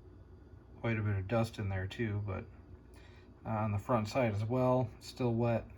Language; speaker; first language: English; native; English